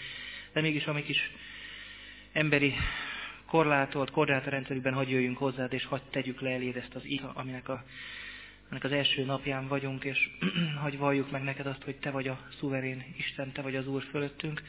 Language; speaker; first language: Hungarian; non-native, learner; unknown